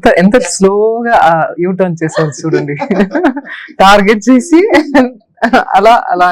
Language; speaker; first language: Telugu; non-native, learner; Tamil